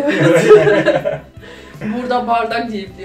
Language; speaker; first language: Turkish; non-native, fluent; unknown